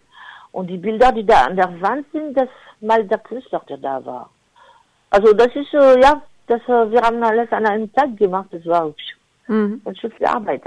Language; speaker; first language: German; non-native, fluent; French